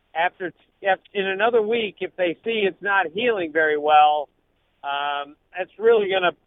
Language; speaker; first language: English; native; English